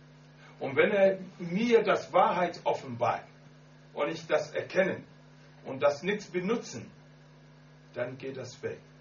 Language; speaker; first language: German; non-native, learner; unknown